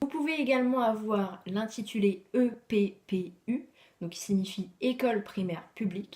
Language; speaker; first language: French; native; French